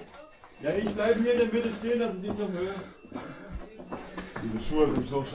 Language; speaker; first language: German; native; German